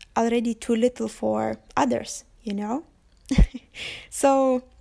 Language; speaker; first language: English; non-native, fluent; Lithuanian